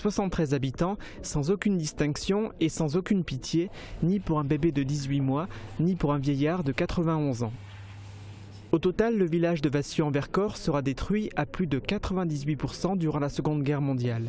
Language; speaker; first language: French; native; French